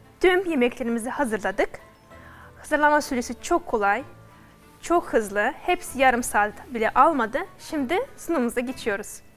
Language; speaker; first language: Turkish; non-native, fluent; Russian